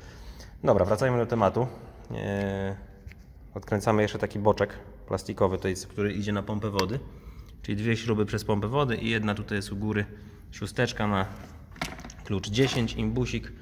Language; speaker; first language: Polish; native; Polish